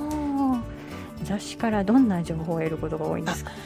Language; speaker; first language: Japanese; native; Japanese